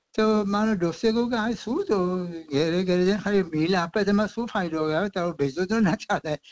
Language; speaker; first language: Gujarati; native; Gujarati